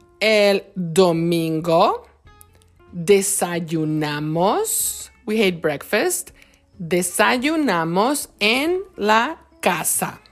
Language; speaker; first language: Spanish; non-native, fluent; English